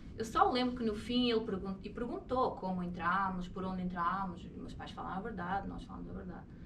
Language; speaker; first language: Portuguese; native; Portuguese